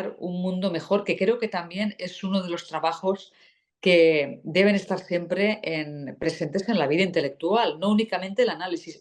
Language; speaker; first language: Spanish; native; Spanish